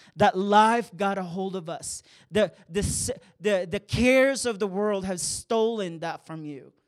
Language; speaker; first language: English; non-native, local second language; Filipino